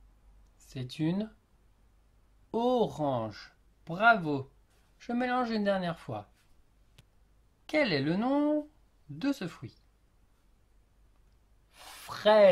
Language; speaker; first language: French; native; French